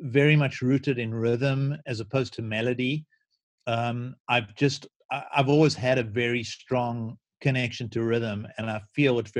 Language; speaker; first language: English; native; English